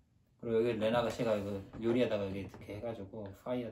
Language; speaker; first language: Korean; native; Korean